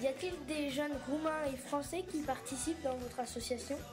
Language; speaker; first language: French; native; French